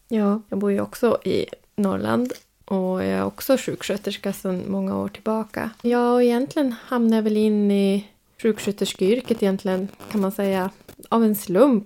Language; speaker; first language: Swedish; native; Swedish